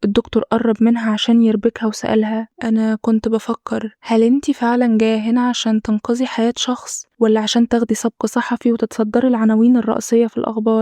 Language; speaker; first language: Arabic; native; Arabic